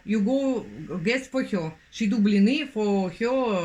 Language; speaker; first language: English; non-native, learner; Russian